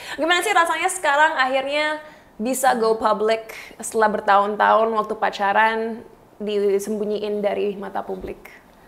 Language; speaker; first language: Indonesian; native; Indonesian